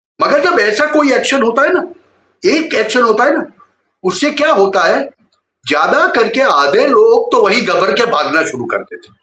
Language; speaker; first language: Hindi; non-native, local second language; Gujarati